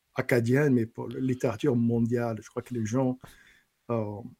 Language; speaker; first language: French; non-native, fluent; English